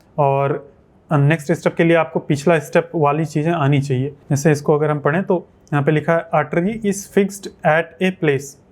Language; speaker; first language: Hindi; native; Hindi